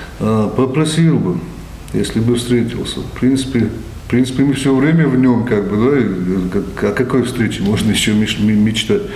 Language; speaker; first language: Russian; non-native, local second language; Ossetic